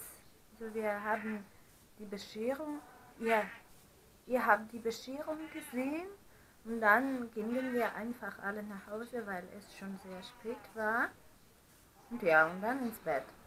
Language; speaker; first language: German; non-native, fluent; Russian